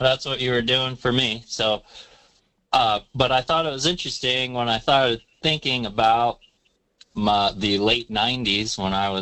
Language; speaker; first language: English; native; English